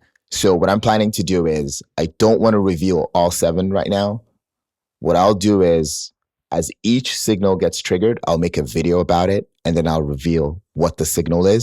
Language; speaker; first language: English; native; English